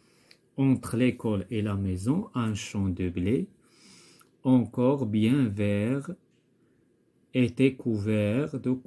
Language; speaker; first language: French; non-native, local second language; Arabic